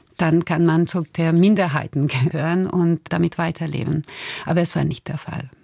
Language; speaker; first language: German; non-native, fluent; Hungarian